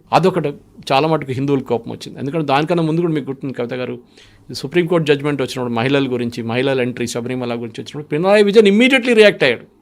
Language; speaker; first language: Telugu; non-native, local second language; Malayalam